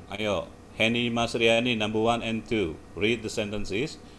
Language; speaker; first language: English; non-native, fluent; Indonesian